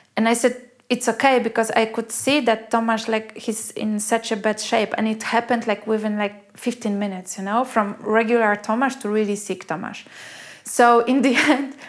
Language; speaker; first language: English; non-native, fluent; Polish